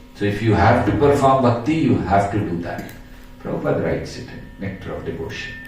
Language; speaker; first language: English; non-native, local second language; Hindi